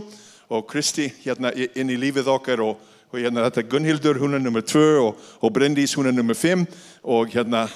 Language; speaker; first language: Icelandic; non-native, fluent; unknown